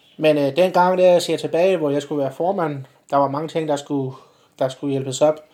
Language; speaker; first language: Danish; native; Danish